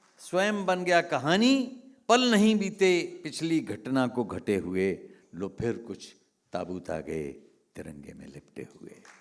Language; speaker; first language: Hindi; native; Hindi